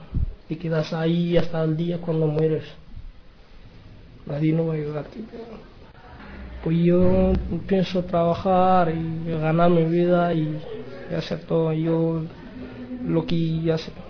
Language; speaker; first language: Spanish; non-native, learner; Arabic